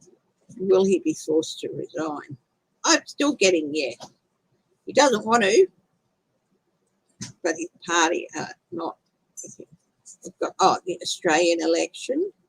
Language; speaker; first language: English; native; English